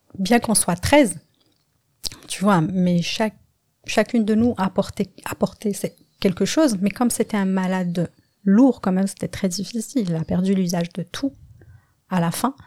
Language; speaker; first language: French; non-native, local second language; Kabyle